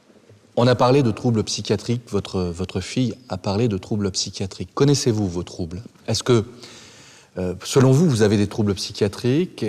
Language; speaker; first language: French; native; French